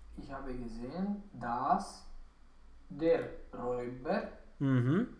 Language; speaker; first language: German; non-native, learner; Romanian